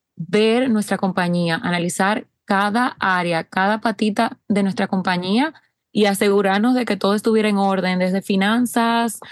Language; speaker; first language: Spanish; native; Spanish